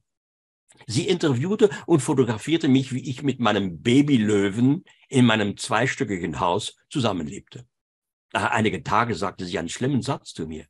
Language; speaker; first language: German; non-native, fluent; French